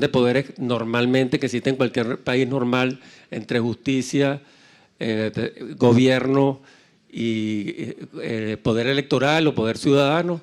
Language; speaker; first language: Spanish; native; Spanish